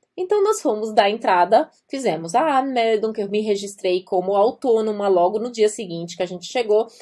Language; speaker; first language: Portuguese; native; Portuguese